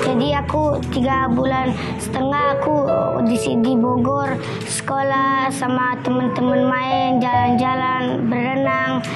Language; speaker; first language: Indonesian; early bilingual, other home language; Persian